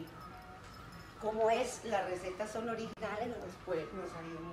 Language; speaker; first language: Spanish; native; Spanish